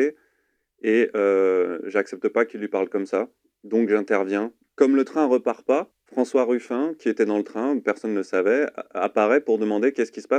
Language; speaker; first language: French; native; French